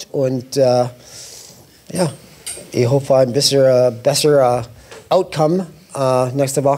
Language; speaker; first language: German; non-native, fluent; English